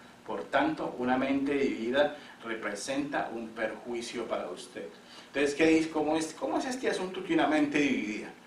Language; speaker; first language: Spanish; native; Spanish